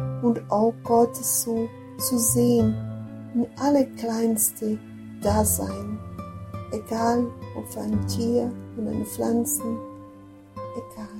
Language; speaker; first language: German; non-native, learner; Portuguese